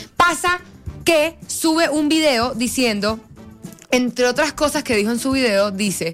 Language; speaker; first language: Spanish; native; Spanish